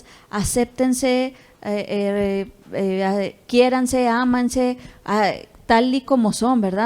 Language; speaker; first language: Spanish; native; Spanish